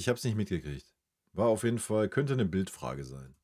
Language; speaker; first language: German; native; German